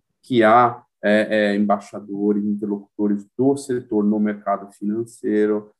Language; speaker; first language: Portuguese; native; Portuguese